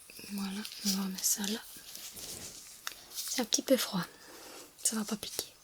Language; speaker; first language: French; non-native, fluent; English